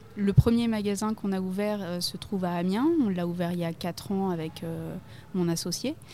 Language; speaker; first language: French; native; French